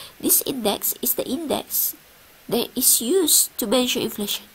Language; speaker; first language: English; non-native, local second language; Malay